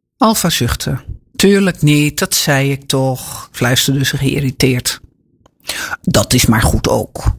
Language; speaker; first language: Dutch; native; Dutch